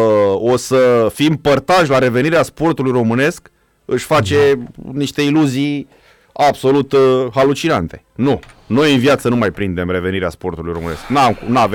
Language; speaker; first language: Romanian; native; Romanian